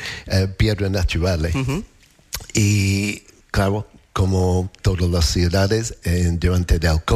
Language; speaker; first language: Spanish; non-native, learner; English